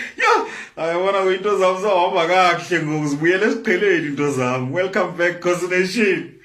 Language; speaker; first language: Zulu; non-native, local second language; Xhosa